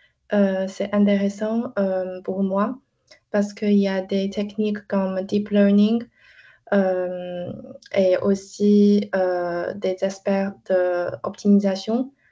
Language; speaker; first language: French; non-native, learner; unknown